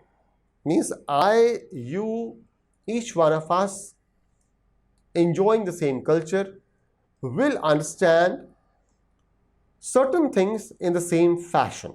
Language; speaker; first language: English; non-native, local second language; Hindi